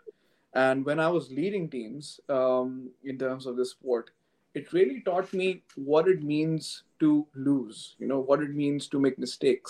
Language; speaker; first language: English; non-native, local second language; Hindi